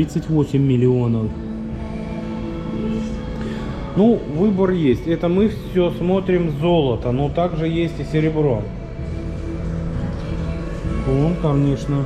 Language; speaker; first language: Russian; native; Russian